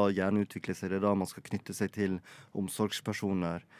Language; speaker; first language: Norwegian; native; Norwegian